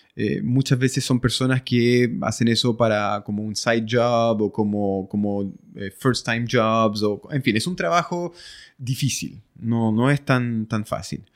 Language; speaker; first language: Spanish; early bilingual, other home language; French